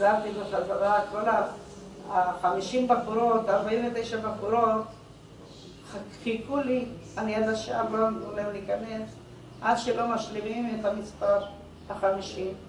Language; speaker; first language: Hebrew; non-native, fluent; Hungarian